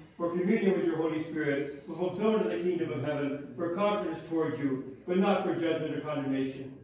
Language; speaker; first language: English; native; English